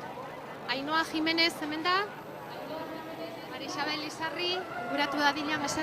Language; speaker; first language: Basque; native; Basque